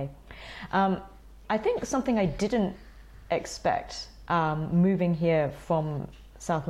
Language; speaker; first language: English; native; English